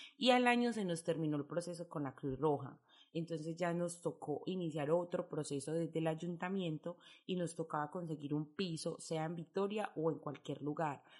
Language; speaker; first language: Spanish; native; Spanish